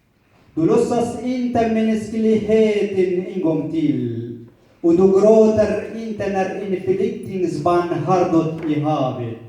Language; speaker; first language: Swedish; non-native, learner; Kurdish